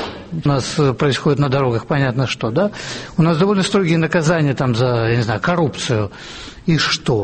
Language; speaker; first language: Russian; native; Russian